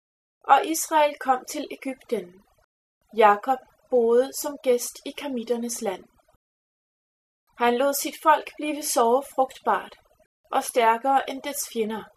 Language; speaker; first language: Danish; native; Danish